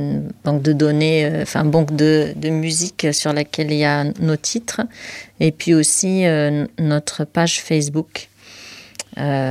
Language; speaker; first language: French; non-native, local second language; Arabic